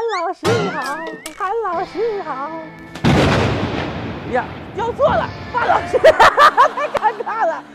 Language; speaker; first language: Chinese; non-native, local second language; Cantonese